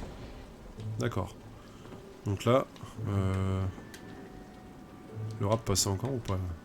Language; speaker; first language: French; native; French